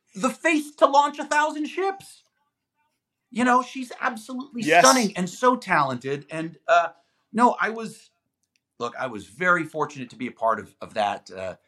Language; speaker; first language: English; non-native, fluent; Greek